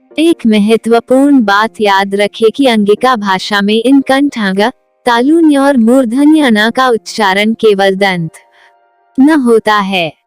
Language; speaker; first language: Hindi; non-native, local second language; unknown